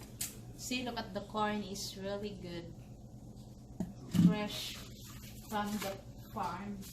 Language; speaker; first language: English; non-native, local second language; Filipino